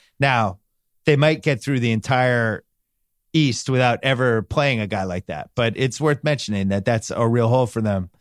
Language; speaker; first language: English; native; English